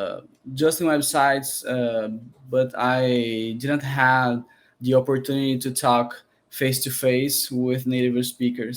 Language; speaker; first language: English; non-native, learner; Portuguese